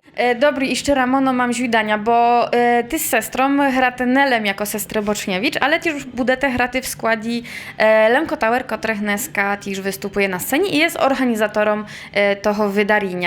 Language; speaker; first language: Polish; non-native, local second language; Rusyn